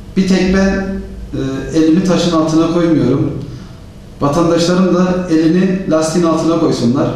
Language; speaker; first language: Turkish; non-native, local second language; Kurdish